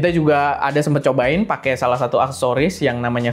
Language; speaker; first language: Indonesian; native; Indonesian